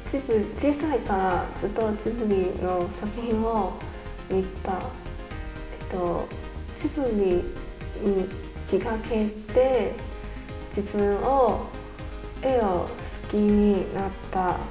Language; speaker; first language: Japanese; non-native, learner; Chinese